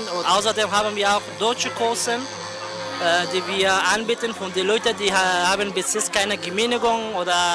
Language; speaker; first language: German; non-native, fluent; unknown